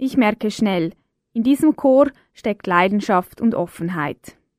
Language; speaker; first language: German; native; German